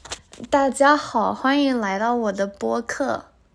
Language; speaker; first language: Chinese; non-native, learner; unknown